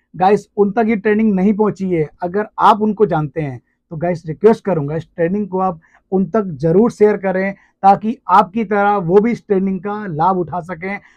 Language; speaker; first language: Hindi; native; Hindi